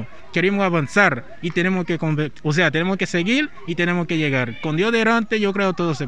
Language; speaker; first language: Spanish; non-native, learner; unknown